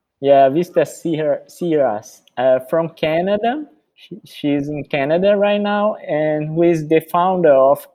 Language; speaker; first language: English; non-native, fluent; Portuguese